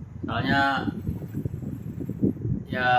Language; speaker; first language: Indonesian; non-native, local second language; Javanese